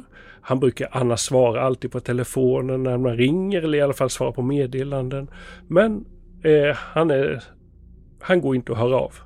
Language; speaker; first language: Swedish; native; Swedish